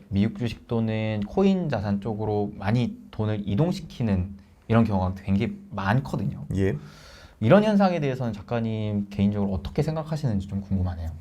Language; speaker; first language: Korean; native; Korean